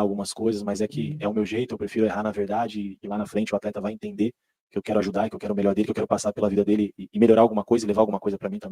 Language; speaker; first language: Portuguese; native; Portuguese